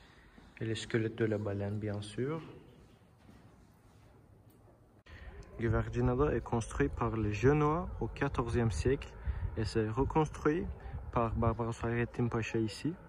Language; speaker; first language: French; non-native, learner; Turkish